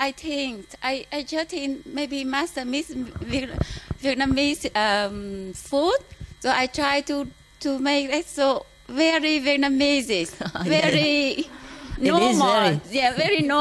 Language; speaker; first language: English; non-native, learner; Vietnamese